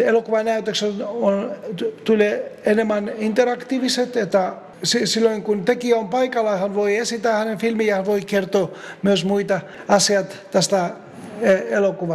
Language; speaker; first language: Finnish; non-native, fluent; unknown